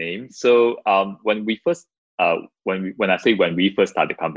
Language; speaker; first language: English; non-native, local second language; Chinese